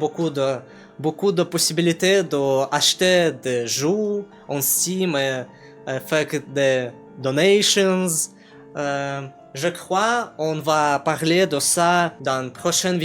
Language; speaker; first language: French; non-native, learner; Russian